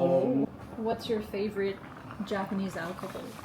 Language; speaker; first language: English; non-native, fluent; French